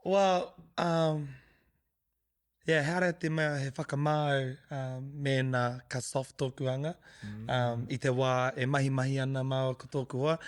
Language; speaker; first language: Māori; non-native, local second language; English